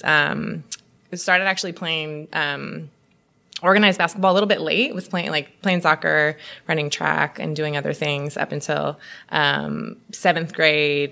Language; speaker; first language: English; native; English